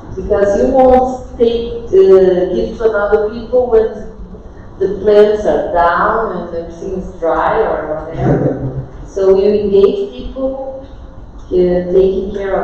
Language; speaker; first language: English; non-native, fluent; Portuguese